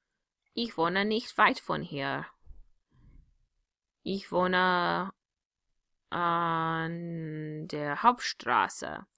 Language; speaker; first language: German; non-native, fluent; English